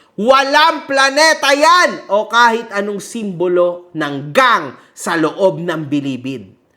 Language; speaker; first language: Filipino; early bilingual, heritage; Filipino